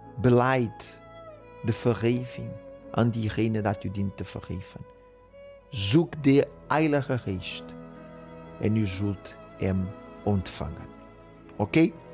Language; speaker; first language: Dutch; non-native, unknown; Portuguese